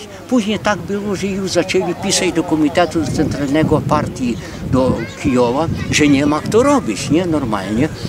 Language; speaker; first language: Polish; early bilingual, heritage; Polish